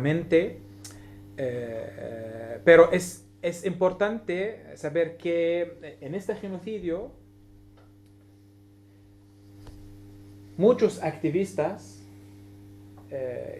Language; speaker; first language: Spanish; non-native, learner; Arabic